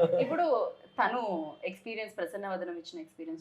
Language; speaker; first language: Telugu; native; Telugu